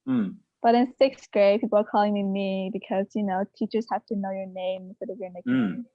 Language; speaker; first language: English; early bilingual, other home language; Mon